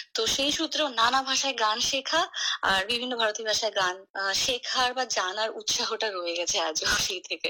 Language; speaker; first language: Bangla; native; Bangla